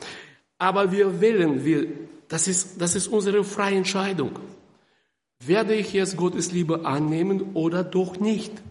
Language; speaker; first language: German; non-native, fluent; Russian